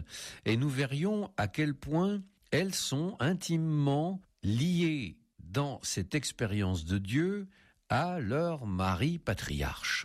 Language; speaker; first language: French; native; French